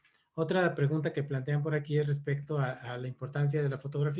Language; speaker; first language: Spanish; native; Spanish